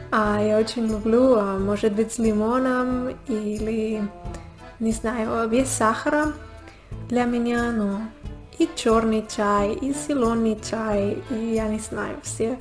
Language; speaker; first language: Russian; non-native, learner; Spanish